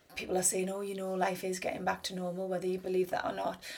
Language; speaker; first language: English; native; English